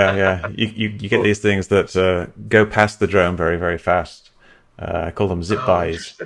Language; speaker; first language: English; native; English